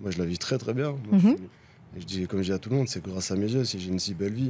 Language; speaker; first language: French; native; French